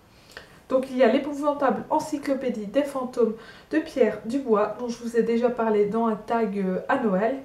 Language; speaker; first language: French; native; French